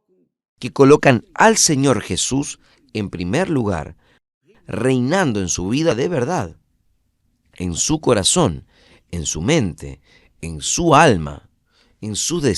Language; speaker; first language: Spanish; non-native, fluent; Portuguese